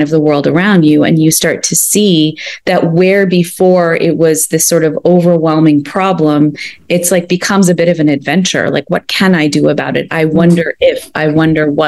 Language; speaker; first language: English; native; English